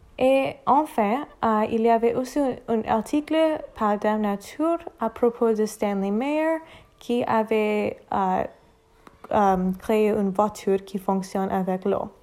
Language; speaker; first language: French; non-native, learner; English